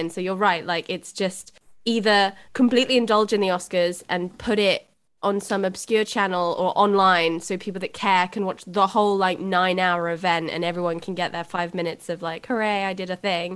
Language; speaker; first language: English; native; English